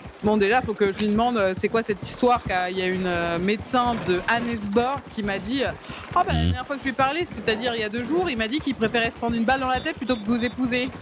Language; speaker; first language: French; native; French